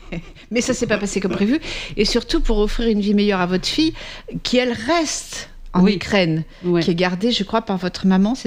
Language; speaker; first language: French; native; French